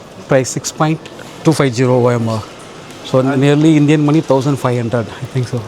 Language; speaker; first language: English; non-native, local second language; Tamil